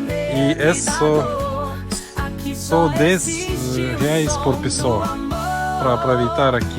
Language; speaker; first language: Portuguese; non-native, learner; Russian